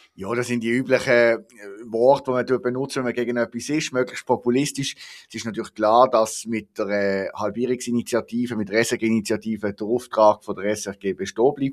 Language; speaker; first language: German; native; German